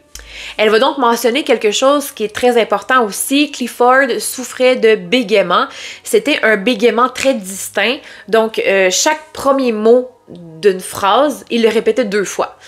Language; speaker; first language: French; native; French